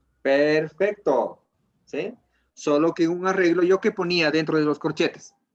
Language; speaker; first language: Spanish; native; Spanish